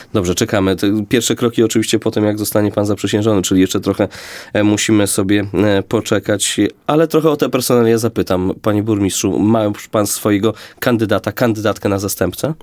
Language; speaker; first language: Polish; native; Polish